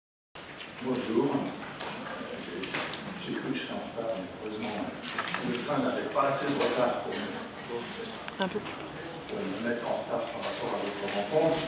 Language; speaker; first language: French; native; French